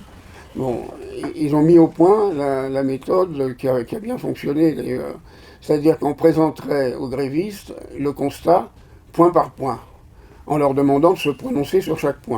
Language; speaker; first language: French; native; French